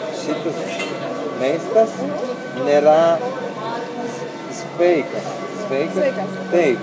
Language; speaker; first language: Lithuanian; non-native, learner; Italian